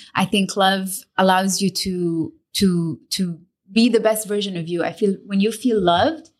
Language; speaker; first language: English; early bilingual, other home language; Arabic